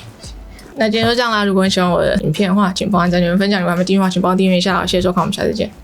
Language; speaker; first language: Chinese; native; Chinese